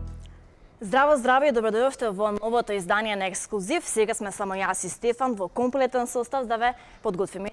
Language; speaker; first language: Macedonian; native; Macedonian